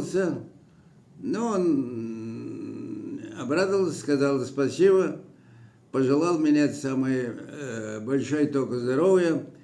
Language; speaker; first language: Russian; non-native, local second language; Kyrgyz